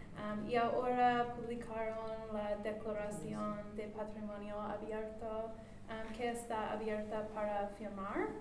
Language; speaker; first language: Spanish; non-native, learner; English